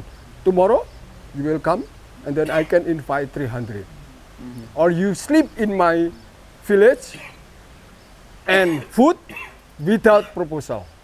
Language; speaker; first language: English; non-native, learner; Indonesian